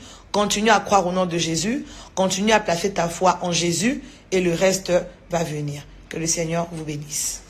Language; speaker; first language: French; non-native, local second language; Lingala